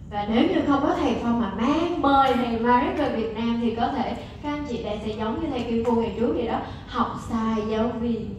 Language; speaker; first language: Vietnamese; native; Vietnamese